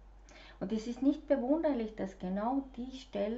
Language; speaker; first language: German; non-native, fluent; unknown